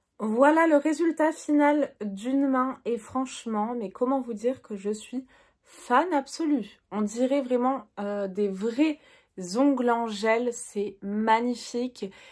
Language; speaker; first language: French; native; French